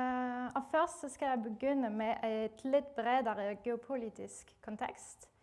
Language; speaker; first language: Norwegian; non-native, fluent; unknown